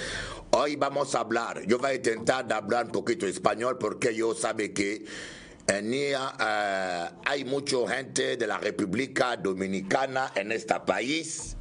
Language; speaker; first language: Spanish; non-native, learner; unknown